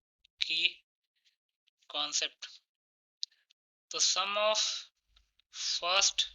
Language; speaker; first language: Hindi; native; Hindi